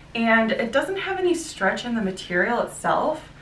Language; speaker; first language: English; native; English